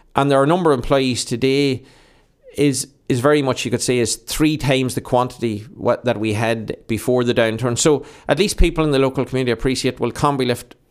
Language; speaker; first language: English; native; English